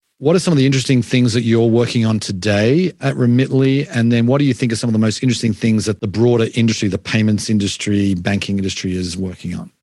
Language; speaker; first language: English; native; English